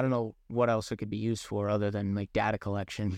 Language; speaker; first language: English; native; English